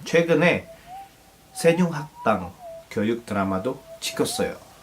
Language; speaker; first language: Korean; non-native, fluent; Indonesian